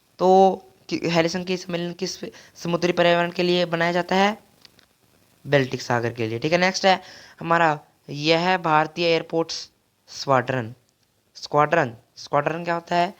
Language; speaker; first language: Hindi; native; Hindi